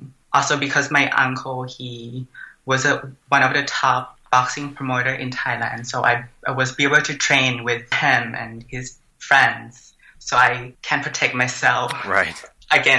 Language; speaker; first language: English; non-native, fluent; Thai